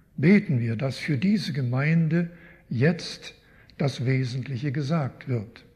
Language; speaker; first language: German; early bilingual, heritage; German